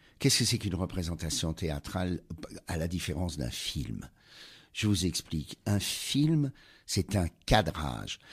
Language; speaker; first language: French; native; French